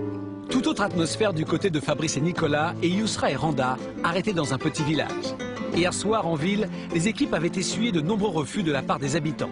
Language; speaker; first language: French; native; French